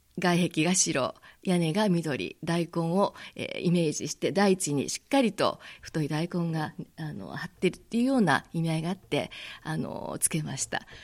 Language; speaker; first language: Japanese; native; Japanese